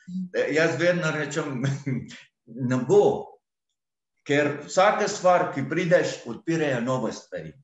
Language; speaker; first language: Slovenian; non-native, fluent; Arabic